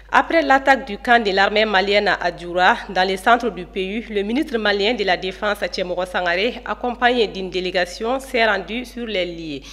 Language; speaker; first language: French; non-native, local second language; Bambara